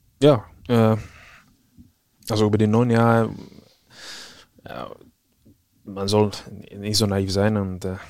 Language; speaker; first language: German; non-native, fluent; Czech